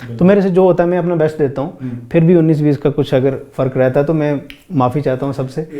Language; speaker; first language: Hindi; non-native, local second language; Pahari-Potwari